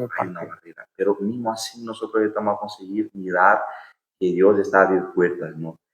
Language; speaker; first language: Spanish; non-native, fluent; Portuguese